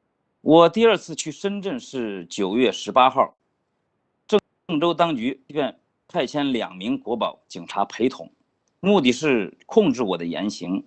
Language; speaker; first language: Chinese; native; Chinese